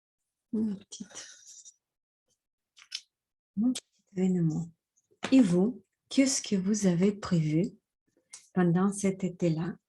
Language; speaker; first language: French; non-native, fluent; Russian